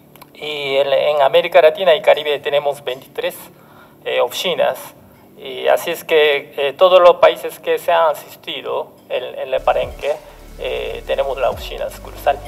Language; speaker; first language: Spanish; non-native, fluent; Japanese